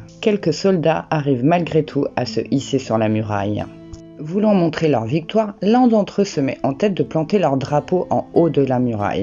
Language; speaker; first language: French; native; French